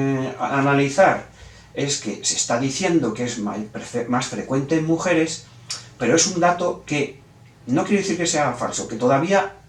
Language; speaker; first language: Spanish; native; Spanish